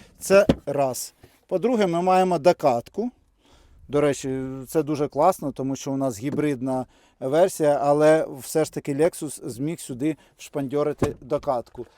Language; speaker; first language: Ukrainian; non-native, local second language; Russian